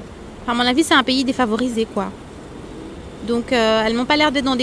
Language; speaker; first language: French; native; French